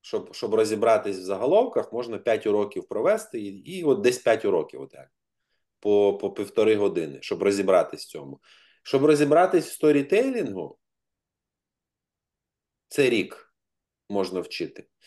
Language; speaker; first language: Ukrainian; native; Ukrainian